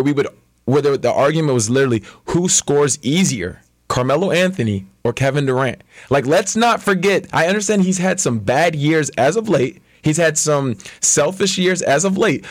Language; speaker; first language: English; native; English